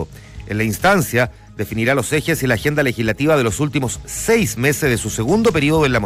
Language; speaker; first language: Spanish; native; Spanish